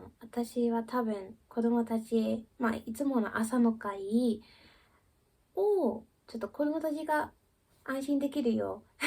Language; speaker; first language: Japanese; early bilingual, heritage; Japanese